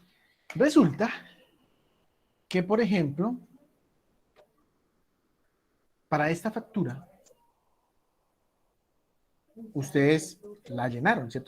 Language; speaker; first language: Spanish; native; Spanish